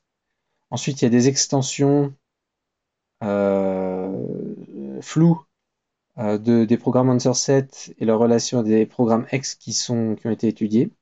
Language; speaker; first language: French; native; French